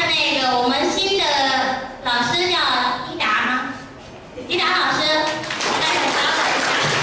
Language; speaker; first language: Chinese; non-native, fluent; Lao